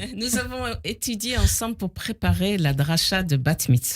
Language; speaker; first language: French; native; French